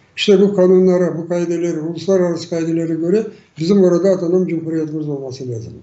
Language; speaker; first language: Turkish; non-native, fluent; Crimean Tatar